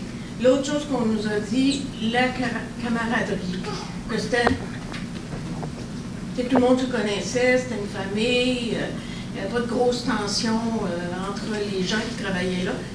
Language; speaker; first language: French; native; French